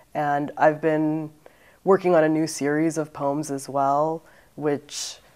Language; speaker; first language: English; native; English